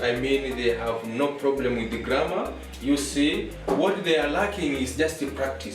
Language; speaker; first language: English; non-native, local second language; Swahili